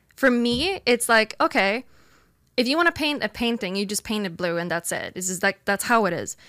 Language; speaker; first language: English; non-native, fluent; Swedish